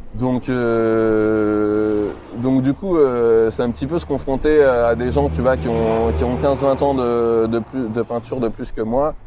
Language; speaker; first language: French; native; French